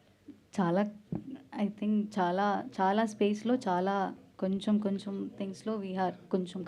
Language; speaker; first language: Telugu; non-native, local second language; Malayalam